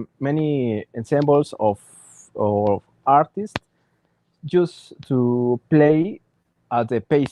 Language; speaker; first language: English; non-native, learner; Spanish